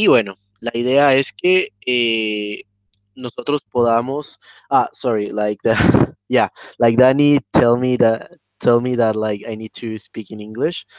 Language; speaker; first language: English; non-native, fluent; Spanish